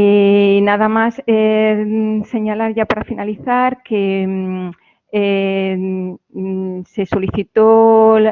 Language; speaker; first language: Spanish; native; Spanish